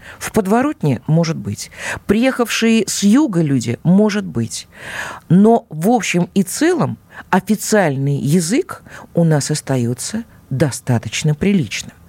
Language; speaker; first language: Russian; native; Russian